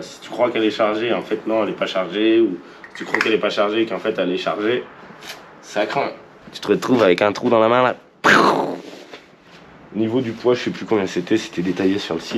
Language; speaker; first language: French; native; French